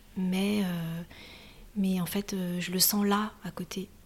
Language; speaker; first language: French; native; French